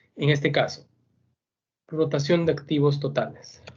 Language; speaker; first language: Spanish; native; Spanish